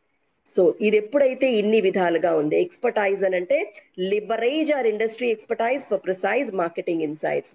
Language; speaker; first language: Telugu; native; Telugu